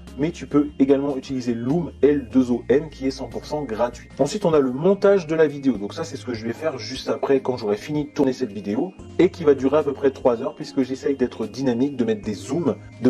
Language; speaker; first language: French; native; French